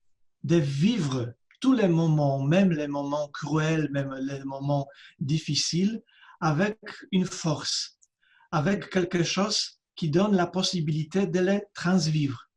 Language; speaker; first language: French; non-native, fluent; Polish